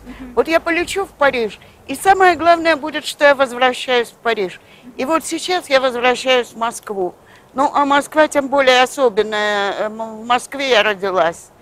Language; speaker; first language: Russian; native; Russian